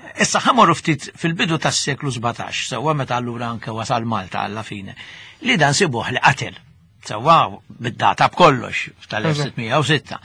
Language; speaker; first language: Maltese; native; Maltese